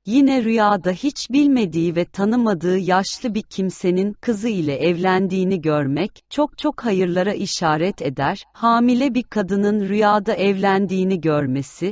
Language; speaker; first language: Turkish; native; Turkish